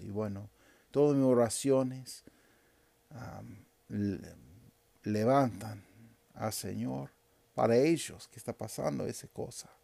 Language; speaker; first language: Spanish; non-native, fluent; English